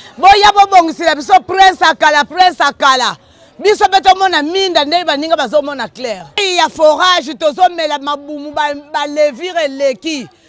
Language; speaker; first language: Lingala; native; Lingala